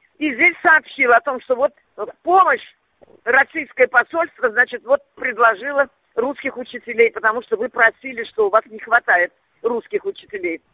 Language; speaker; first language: Russian; native; Russian